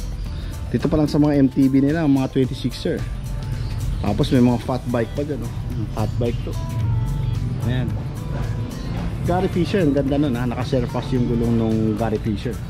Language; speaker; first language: Filipino; native; Filipino